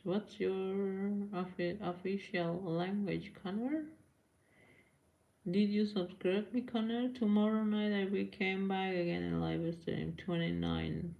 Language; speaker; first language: English; non-native, learner; Persian